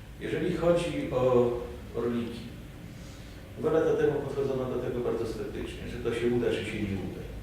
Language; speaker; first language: Polish; native; Polish